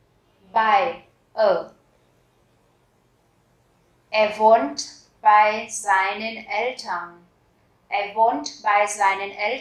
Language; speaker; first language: German; non-native, fluent; Vietnamese